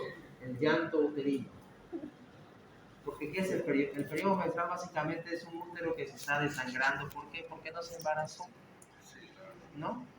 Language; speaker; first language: Spanish; native; Spanish